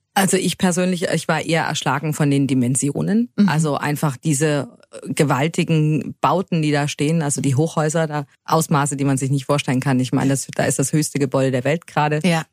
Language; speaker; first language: German; native; German